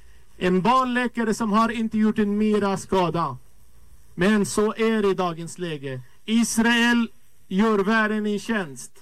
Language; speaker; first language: Swedish; non-native, fluent; Arabic